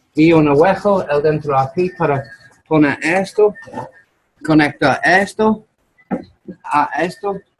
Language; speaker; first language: Spanish; non-native, learner; English